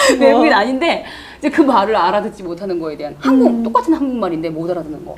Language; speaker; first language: Korean; native; Korean